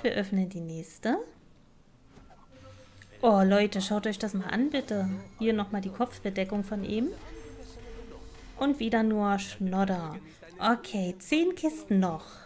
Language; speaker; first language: German; native; German